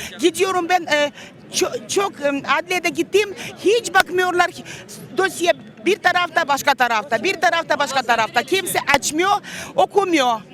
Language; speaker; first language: Turkish; non-native, local second language; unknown